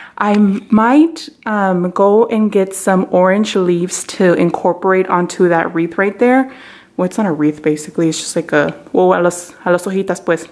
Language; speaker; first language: English; early bilingual, other home language; Spanish